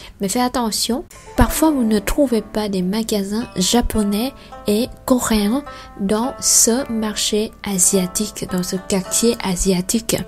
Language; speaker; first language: French; non-native, fluent; Vietnamese